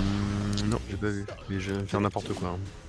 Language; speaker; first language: French; native; French